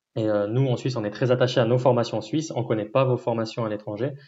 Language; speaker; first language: French; native; French